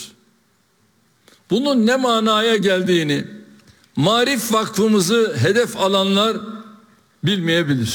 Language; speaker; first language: Turkish; native; Turkish